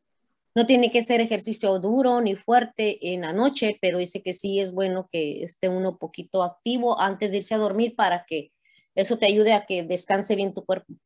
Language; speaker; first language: Spanish; native; Spanish